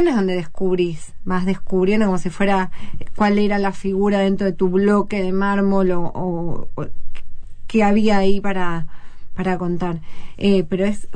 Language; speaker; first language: Spanish; native; Spanish